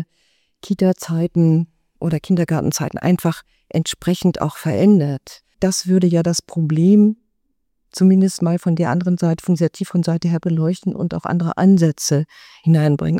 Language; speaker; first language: German; native; German